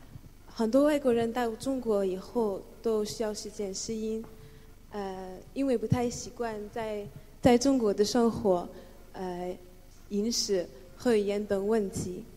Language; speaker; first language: Chinese; non-native, fluent; French